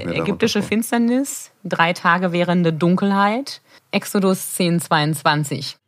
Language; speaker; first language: German; native; German